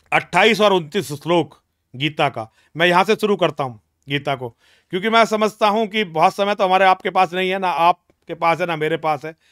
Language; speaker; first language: Hindi; native; Hindi